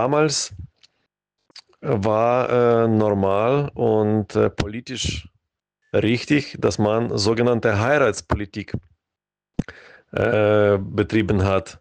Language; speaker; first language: German; non-native, fluent; Ukrainian